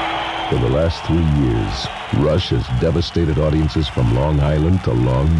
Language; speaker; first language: English; native; English